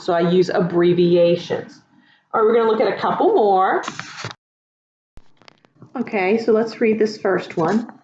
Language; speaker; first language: English; native; English